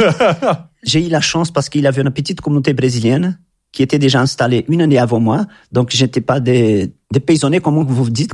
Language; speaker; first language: French; non-native, fluent; Portuguese